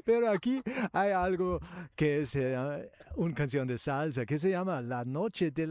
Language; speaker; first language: Spanish; non-native, fluent; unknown